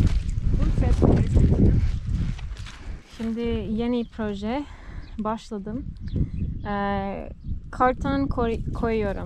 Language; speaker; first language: Turkish; non-native, learner; English